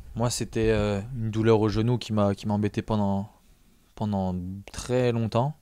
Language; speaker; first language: French; native; French